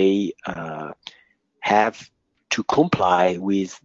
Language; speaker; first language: English; non-native, fluent; French